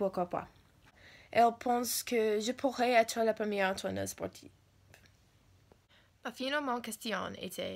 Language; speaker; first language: French; non-native, learner; English